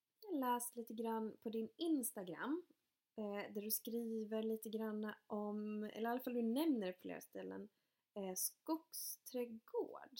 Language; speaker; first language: Swedish; native; Swedish